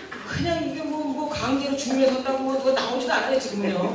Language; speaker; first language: Korean; native; Korean